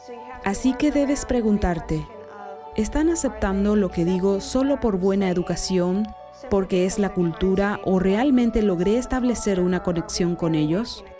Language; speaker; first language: Spanish; non-native, fluent; English